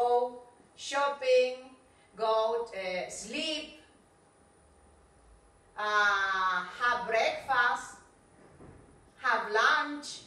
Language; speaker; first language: English; non-native, fluent; Spanish